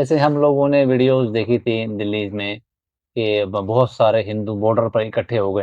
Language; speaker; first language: Hindi; native; Hindi